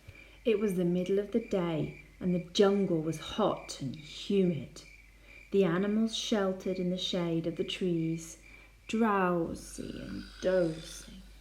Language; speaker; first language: English; non-native, fluent; Spanish